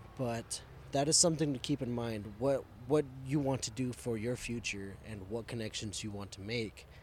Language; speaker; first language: English; early bilingual, other home language; Spanish